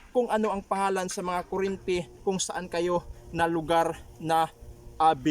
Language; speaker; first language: Filipino; non-native, local second language; Waray